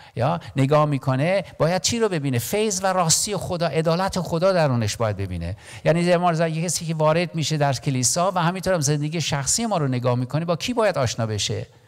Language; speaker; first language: Persian; non-native, local second language; Armenian